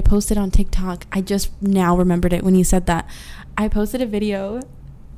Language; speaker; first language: English; early bilingual, other home language; Spanish